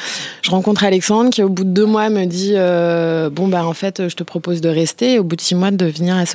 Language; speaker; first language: French; native; French